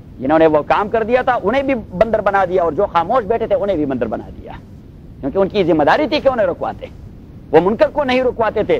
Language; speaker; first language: Urdu; non-native, local second language; Pashto